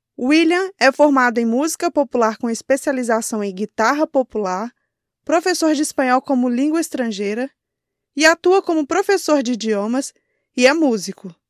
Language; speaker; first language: Portuguese; native; Portuguese